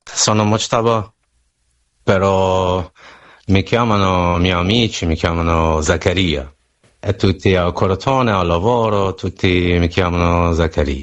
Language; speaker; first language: Italian; non-native, learner; Persian